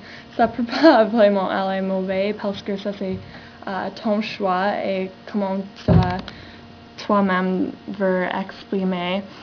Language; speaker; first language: French; non-native, learner; English